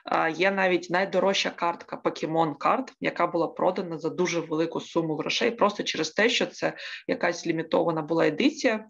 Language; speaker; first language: Ukrainian; native; Ukrainian